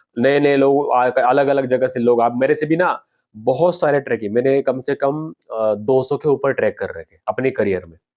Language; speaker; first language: Hindi; non-native, local second language; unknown